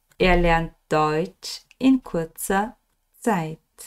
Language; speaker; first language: German; non-native, fluent; Turkish